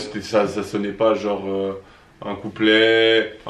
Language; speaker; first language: French; native; French